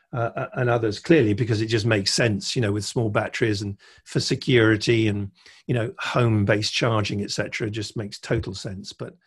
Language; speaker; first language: English; native; English